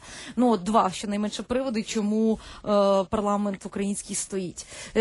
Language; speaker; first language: Ukrainian; native; Ukrainian